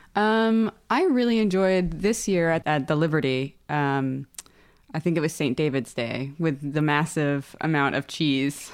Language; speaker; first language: English; native; English